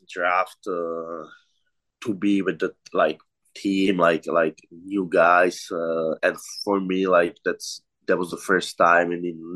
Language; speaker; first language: English; non-native, learner; Czech